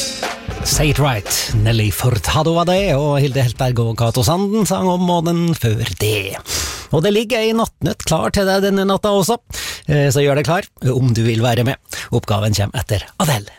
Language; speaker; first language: Norwegian; native; Norwegian